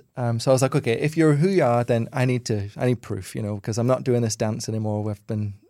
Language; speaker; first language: English; native; English